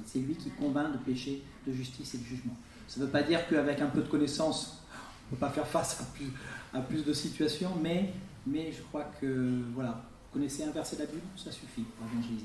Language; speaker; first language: French; native; French